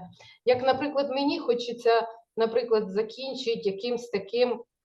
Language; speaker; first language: Ukrainian; native; Ukrainian